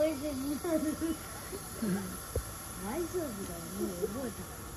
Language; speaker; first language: Japanese; native; Japanese